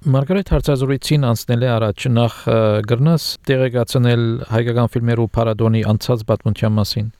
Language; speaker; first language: Armenian; early bilingual, heritage; Armenian